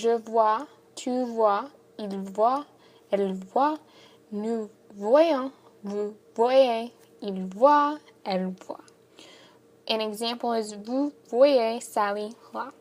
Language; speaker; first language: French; non-native, learner; English